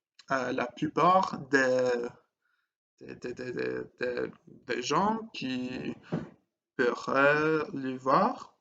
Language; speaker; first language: French; non-native, learner; English